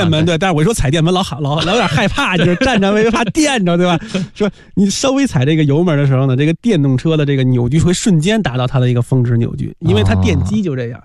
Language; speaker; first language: Chinese; native; Chinese